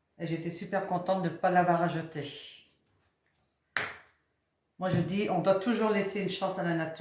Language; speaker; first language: French; native; French